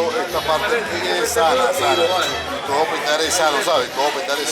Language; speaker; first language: Spanish; native; Spanish